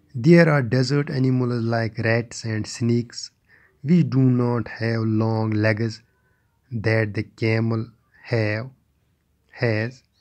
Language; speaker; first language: English; non-native, local second language; Kashmiri